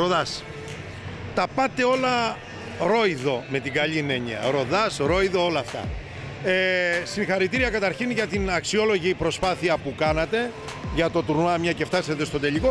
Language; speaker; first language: Greek; native; Greek